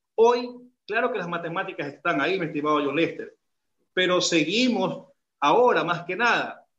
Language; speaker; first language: Spanish; native; Spanish